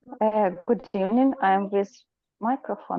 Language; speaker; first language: English; non-native, learner; Ukrainian